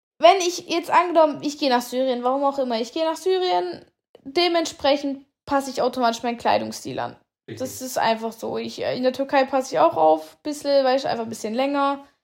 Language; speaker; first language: German; native; German